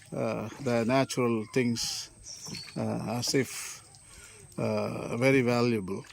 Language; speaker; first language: English; non-native, local second language; Tamil